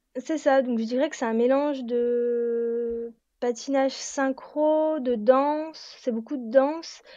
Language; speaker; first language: French; native; French